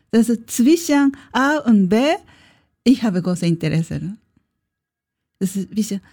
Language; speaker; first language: German; non-native, learner; Japanese